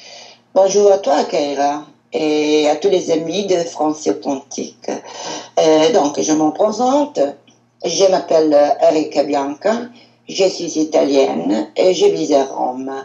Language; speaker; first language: French; non-native, learner; Italian